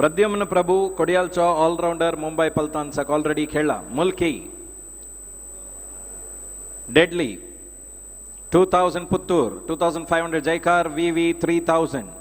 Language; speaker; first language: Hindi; non-native, local second language; Konkani